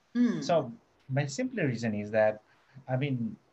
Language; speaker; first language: English; non-native, local second language; Nepali